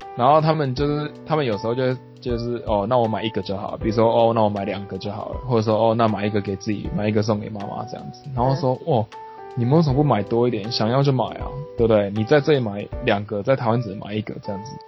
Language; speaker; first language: Chinese; non-native, local second language; Min Nan Chinese